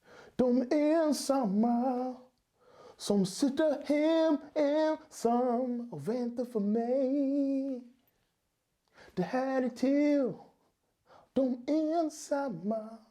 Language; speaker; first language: Swedish; non-native, learner; English